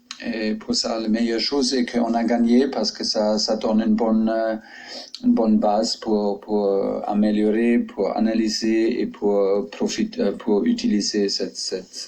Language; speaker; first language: French; non-native, fluent; German